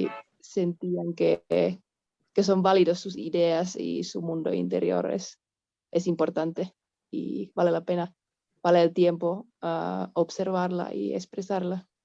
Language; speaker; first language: Spanish; non-native, fluent; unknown